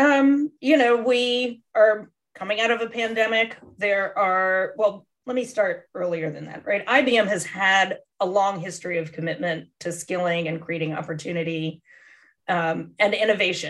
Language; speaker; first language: English; native; English